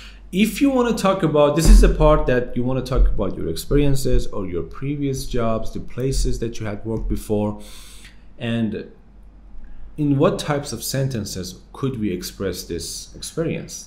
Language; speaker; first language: English; non-native, fluent; Persian